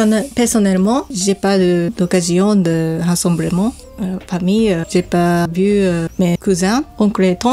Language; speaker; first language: French; non-native, learner; Japanese